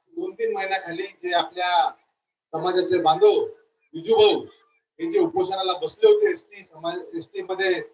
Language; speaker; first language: Marathi; non-native, local second language; Lambadi